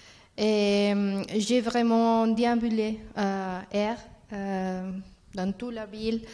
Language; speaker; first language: French; non-native, learner; Spanish